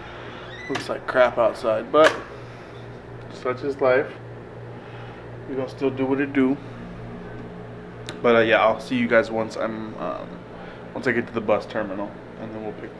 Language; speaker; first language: English; native; English